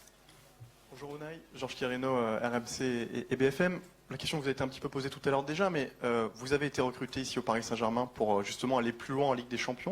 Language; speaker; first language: French; native; French